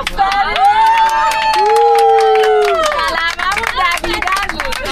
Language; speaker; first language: Persian; native; Persian